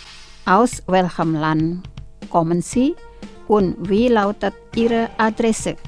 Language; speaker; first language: German; non-native, fluent; Indonesian